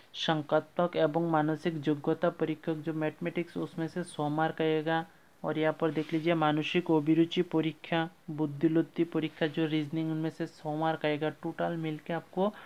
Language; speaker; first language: Hindi; non-native, local second language; Bangla